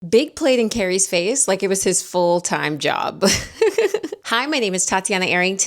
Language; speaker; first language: English; native; English